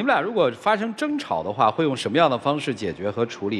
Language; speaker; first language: Chinese; native; Chinese